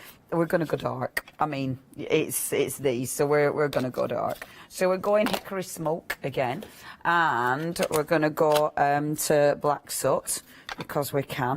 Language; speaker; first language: English; native; English